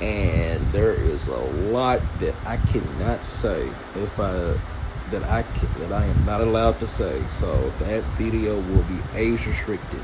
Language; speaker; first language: English; native; English